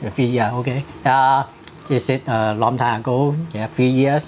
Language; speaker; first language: English; non-native, local second language; Cantonese